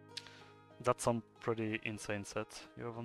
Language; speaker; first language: English; non-native, fluent; French